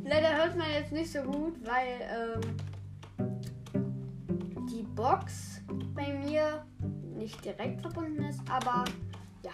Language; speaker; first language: German; native; German